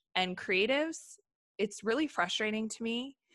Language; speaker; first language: English; native; English